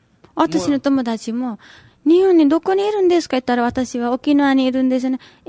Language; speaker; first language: Japanese; non-native, learner; Nepali